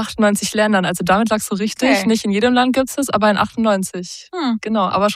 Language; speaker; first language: German; native; German